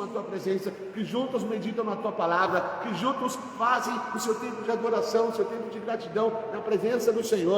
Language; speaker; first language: Portuguese; native; Portuguese